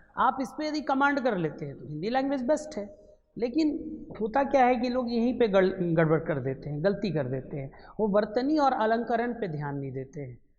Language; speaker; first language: Hindi; native; Hindi